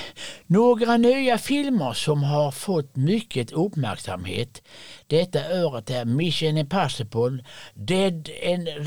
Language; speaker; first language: Swedish; native; Swedish